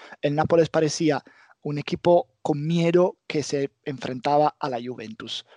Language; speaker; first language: Spanish; non-native, fluent; Italian